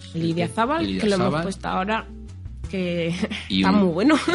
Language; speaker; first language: Spanish; native; Spanish